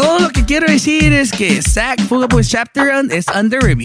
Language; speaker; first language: Spanish; early bilingual, other home language; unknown